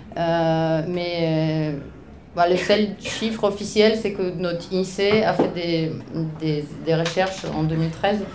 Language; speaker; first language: French; non-native, fluent; Polish